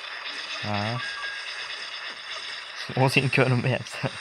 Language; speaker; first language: Turkish; non-native, learner; Uzbek